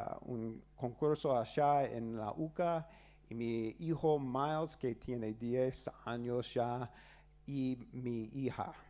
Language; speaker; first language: Spanish; non-native, learner; English